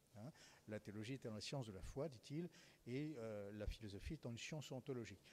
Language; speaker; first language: French; native; French